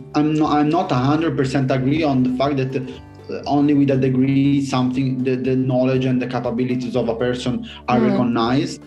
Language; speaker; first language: English; non-native, fluent; Italian